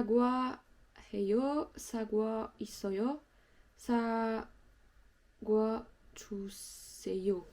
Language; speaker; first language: Korean; non-native, learner; French